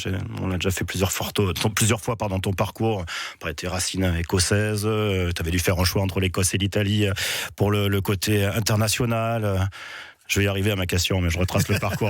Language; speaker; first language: French; native; French